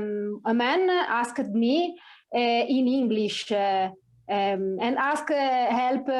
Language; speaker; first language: English; non-native, learner; Italian